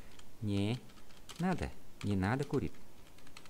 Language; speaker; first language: Russian; non-native, fluent; Vietnamese